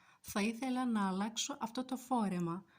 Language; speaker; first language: Greek; non-native, fluent; Turkish